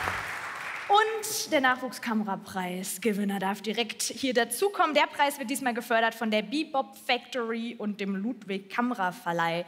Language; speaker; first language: German; native; German